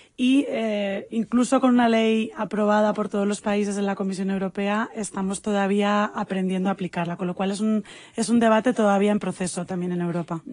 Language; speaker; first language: Spanish; native; Spanish